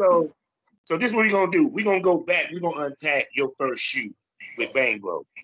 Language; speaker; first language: English; native; English